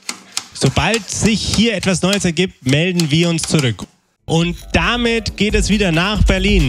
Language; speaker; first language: German; native; German